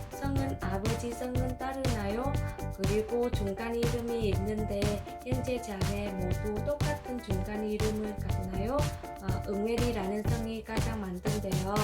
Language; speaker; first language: Korean; non-native, learner; Vietnamese